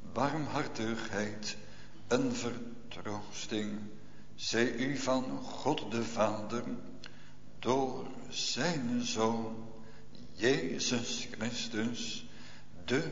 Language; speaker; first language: Dutch; native; Dutch